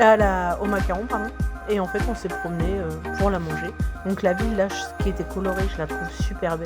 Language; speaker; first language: French; native; French